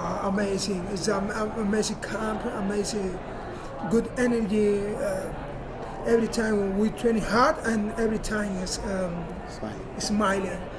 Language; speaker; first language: English; non-native, learner; Spanish